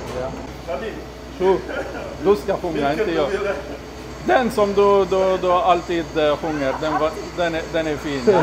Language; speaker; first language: Swedish; non-native, fluent; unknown